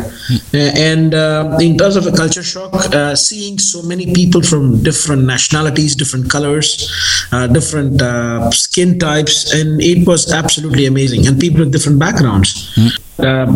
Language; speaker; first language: English; non-native, local second language; Tamil